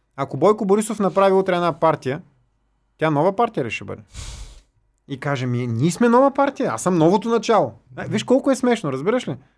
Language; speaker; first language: Bulgarian; native; Bulgarian